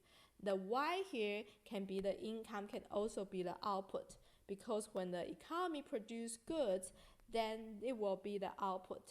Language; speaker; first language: English; non-native, fluent; Chinese